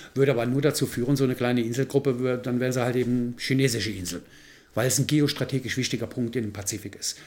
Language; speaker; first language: German; native; German